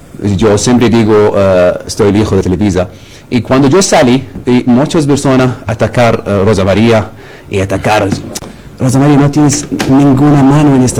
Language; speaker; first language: Spanish; non-native, learner; Arabic